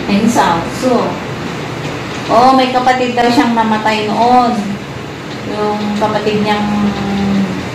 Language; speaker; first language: Chinese; non-native, learner; Filipino